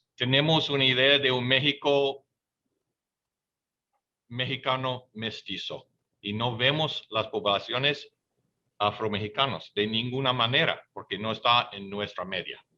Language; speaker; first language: Spanish; non-native, fluent; English